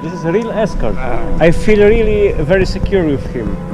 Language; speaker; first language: English; non-native, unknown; Polish